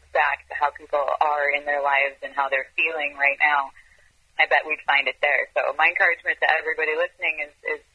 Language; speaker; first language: English; non-native, fluent; Hebrew